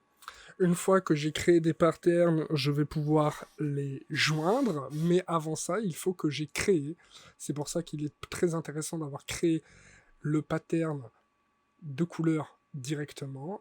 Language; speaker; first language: French; native; French